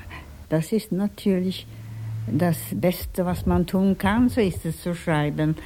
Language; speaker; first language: German; non-native, fluent; Swedish